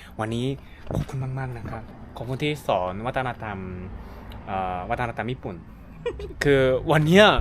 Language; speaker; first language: Thai; non-native, fluent; Korean